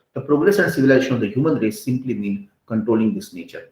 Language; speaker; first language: English; non-native, local second language; Hindi